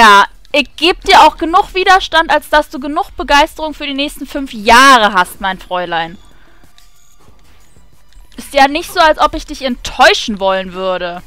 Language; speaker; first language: German; native; German